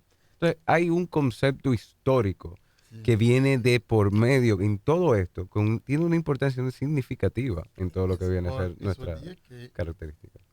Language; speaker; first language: Spanish; native; Spanish